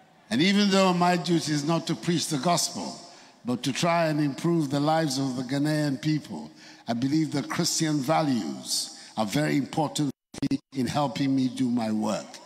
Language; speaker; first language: English; non-native, local second language; Akan